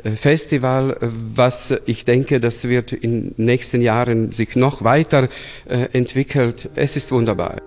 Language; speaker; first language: German; non-native, fluent; Serbian